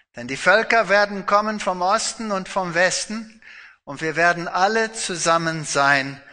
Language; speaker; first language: German; non-native, fluent; Afrikaans